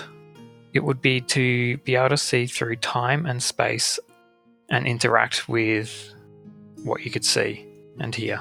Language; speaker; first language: English; native; English